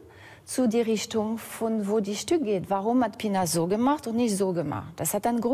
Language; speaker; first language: German; non-native, fluent; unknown